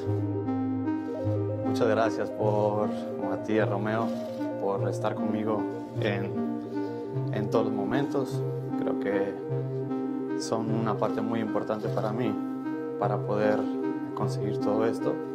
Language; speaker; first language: Spanish; native; Spanish